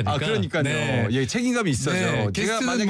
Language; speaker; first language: Korean; native; Korean